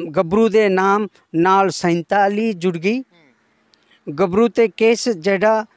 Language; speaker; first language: Punjabi; non-native, local second language; Kannada